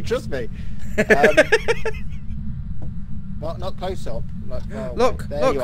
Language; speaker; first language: English; native; English